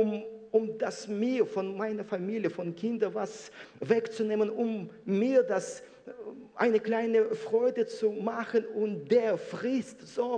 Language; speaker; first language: German; non-native, fluent; Russian